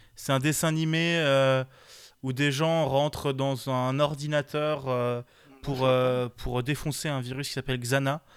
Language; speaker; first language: French; native; French